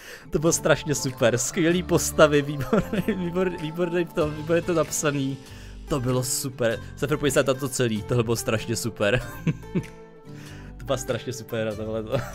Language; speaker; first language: Czech; native; Czech